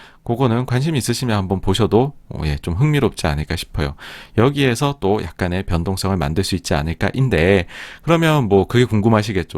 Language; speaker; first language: Korean; native; Korean